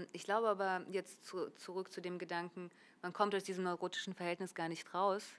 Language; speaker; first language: German; early bilingual, other home language; Russian